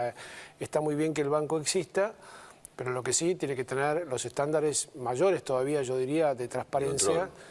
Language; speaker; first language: Spanish; native; Spanish